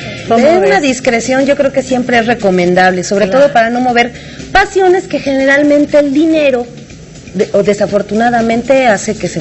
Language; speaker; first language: Spanish; native; Spanish